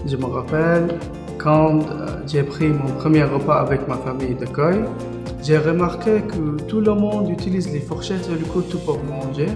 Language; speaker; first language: French; non-native, learner; Arabic